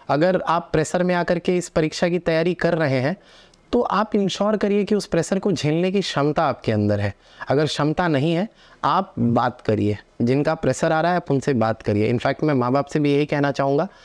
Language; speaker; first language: Hindi; non-native, local second language; Bhojpuri